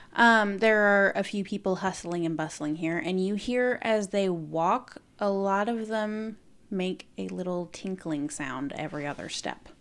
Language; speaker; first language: English; native; English